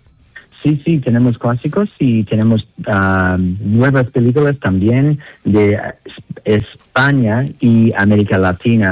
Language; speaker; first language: Spanish; non-native, learner; Italian